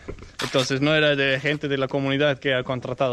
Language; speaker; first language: Spanish; non-native, learner; Danish